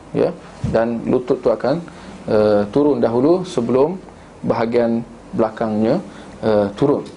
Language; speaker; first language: Malay; native; Malay